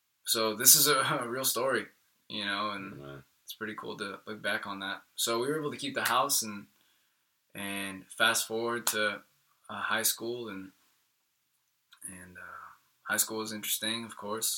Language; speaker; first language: English; early bilingual, other home language; Spanish